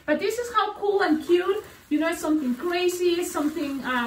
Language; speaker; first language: English; non-native, fluent; Spanish